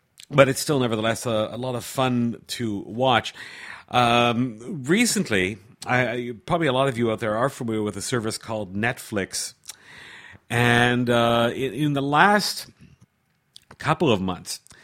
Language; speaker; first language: English; native; English